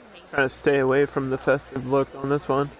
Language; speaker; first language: English; native; English